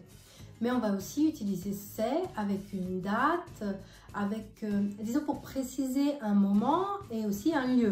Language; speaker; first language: French; non-native, fluent; Italian